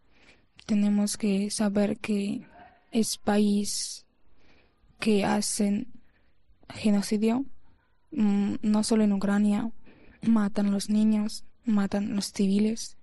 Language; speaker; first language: Spanish; non-native, learner; Ukrainian